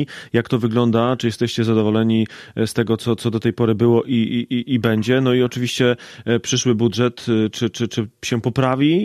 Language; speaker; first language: Polish; native; Polish